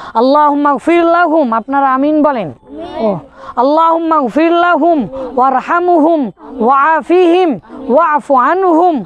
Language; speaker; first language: Arabic; non-native, fluent; Bangla